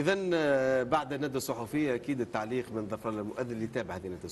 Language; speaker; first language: Arabic; native; Arabic